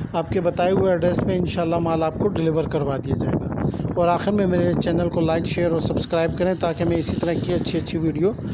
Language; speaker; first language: Urdu; native; Urdu